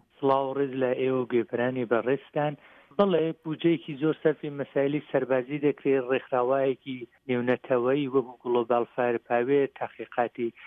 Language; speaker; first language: Central Kurdish; native; Central Kurdish